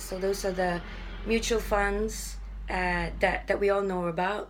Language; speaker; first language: English; non-native, local second language; Malay